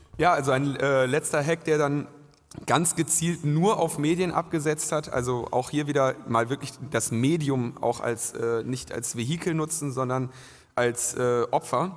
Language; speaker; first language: German; native; German